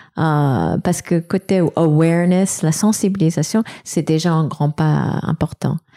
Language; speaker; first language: French; non-native, fluent; Korean